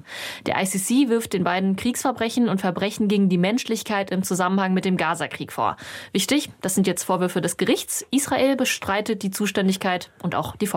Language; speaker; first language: German; native; German